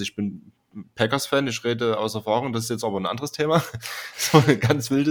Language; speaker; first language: German; native; German